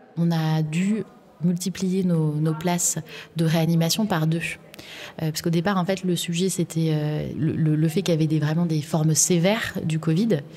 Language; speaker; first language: French; native; French